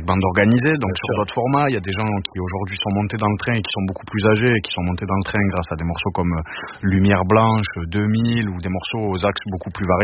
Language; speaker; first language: French; native; French